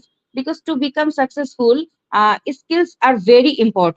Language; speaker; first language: English; non-native, learner; Bangla